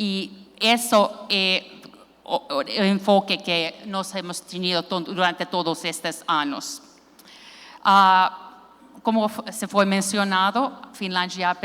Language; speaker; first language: Portuguese; non-native, learner; Finnish